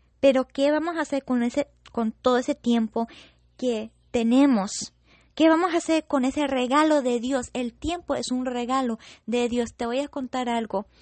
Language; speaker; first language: Spanish; non-native, fluent; English